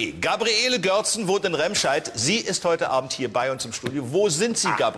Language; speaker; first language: German; native; German